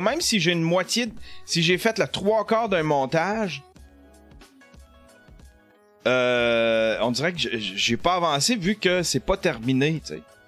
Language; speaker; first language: French; native; French